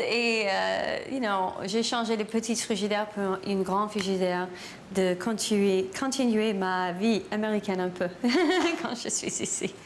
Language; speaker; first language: French; non-native, learner; English